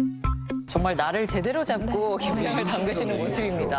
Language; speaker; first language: Korean; native; Korean